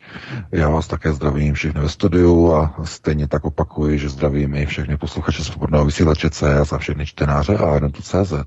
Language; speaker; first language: Czech; native; Czech